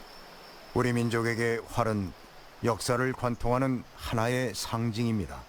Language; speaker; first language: Korean; native; Korean